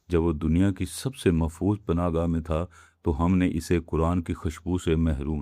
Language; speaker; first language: Urdu; native; Urdu